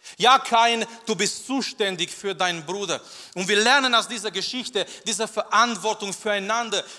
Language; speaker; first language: German; non-native, fluent; Romanian